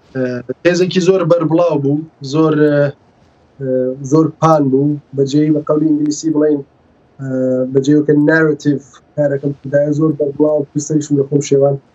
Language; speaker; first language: Central Kurdish; early bilingual, heritage; Central Kurdish